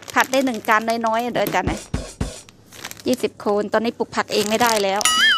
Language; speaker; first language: Thai; native; Thai